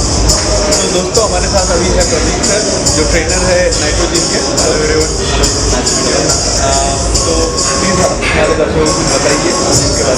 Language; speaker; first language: Hindi; native; Hindi